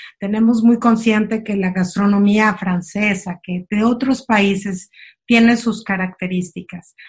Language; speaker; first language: Spanish; native; Spanish